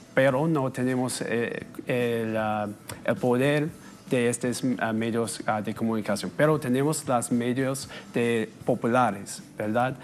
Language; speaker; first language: Spanish; non-native, fluent; English